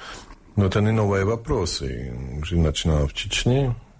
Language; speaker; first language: Russian; non-native, fluent; English